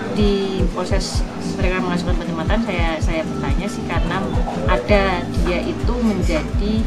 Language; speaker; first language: Indonesian; native; Indonesian